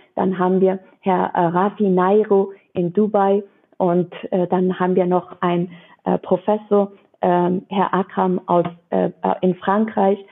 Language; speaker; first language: German; non-native, fluent; Persian